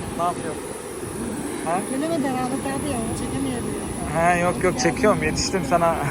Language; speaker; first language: Turkish; native; Turkish